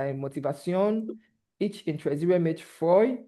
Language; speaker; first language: German; non-native, fluent; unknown